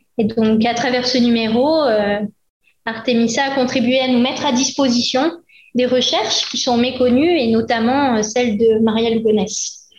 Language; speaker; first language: French; native; French